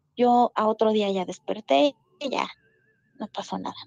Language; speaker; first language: Spanish; native; Spanish